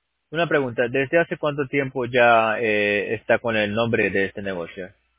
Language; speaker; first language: Spanish; native; Spanish